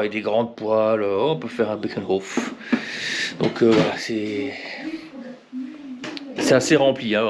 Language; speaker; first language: French; native; French